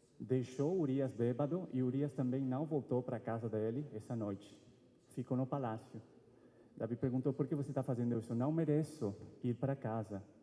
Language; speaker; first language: Portuguese; non-native, fluent; Spanish